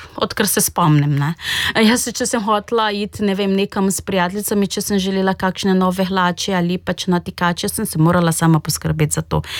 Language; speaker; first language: Slovenian; non-native, fluent; Portuguese